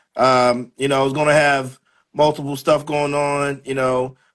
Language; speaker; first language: English; native; English